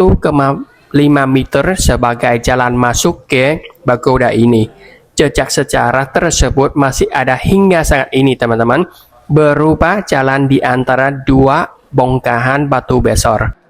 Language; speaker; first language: Indonesian; non-native, fluent; Vietnamese